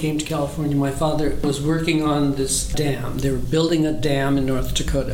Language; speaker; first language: English; early bilingual, other home language; German